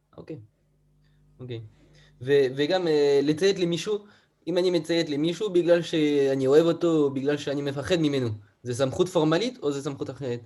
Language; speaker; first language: Hebrew; non-native, fluent; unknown